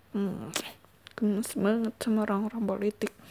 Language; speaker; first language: Indonesian; native; Indonesian